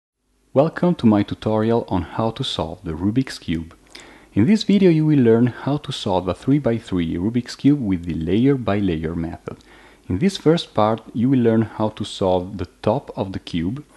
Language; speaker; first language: English; non-native, fluent; Italian